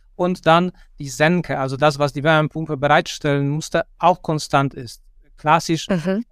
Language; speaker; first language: German; non-native, fluent; Polish